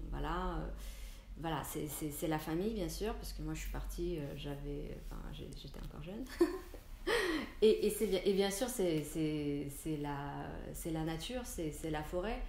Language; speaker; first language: French; non-native, fluent; Russian